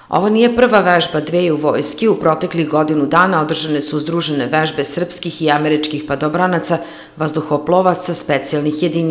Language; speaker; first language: Serbian; native; Serbian